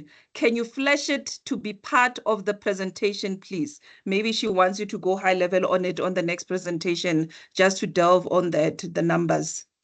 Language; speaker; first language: English; non-native, local second language; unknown